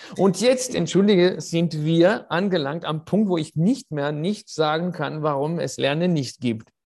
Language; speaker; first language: German; non-native, fluent; French